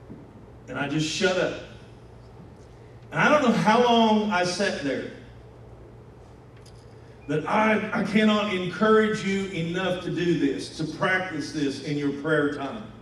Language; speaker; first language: English; native; English